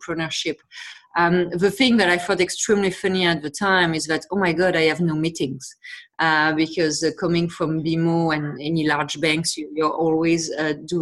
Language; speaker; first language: English; non-native, fluent; French